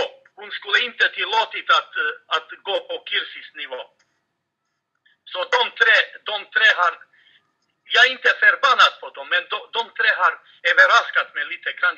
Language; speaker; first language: Swedish; non-native, fluent; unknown